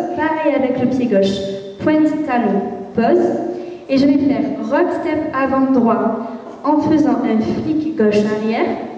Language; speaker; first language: French; native; French